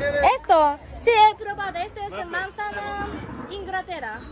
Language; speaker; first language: Spanish; non-native, learner; Japanese